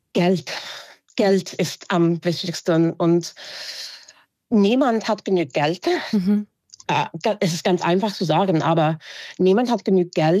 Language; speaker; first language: German; non-native, fluent; English